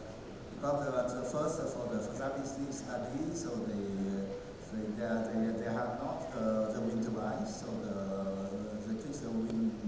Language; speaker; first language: English; non-native, learner; Vietnamese